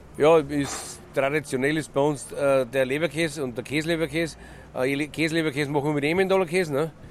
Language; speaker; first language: German; native; German